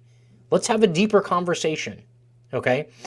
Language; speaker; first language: English; native; English